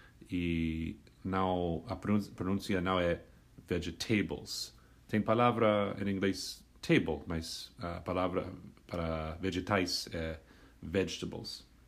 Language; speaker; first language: Portuguese; non-native, fluent; English